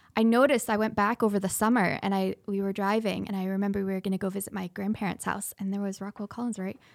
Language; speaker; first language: English; native; English